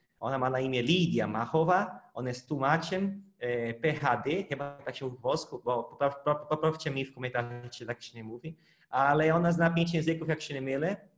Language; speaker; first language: Polish; non-native, fluent; Portuguese